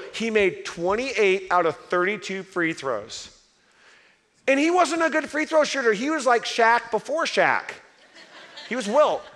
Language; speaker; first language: English; native; English